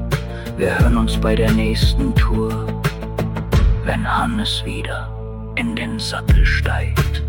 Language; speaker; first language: German; native; German